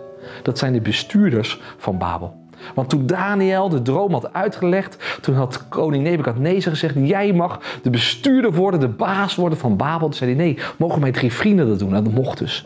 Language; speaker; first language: Dutch; native; Dutch